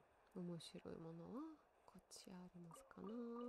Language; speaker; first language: Japanese; non-native, learner; Russian